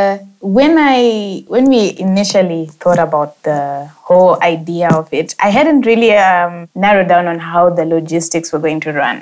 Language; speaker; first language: English; non-native, local second language; Shona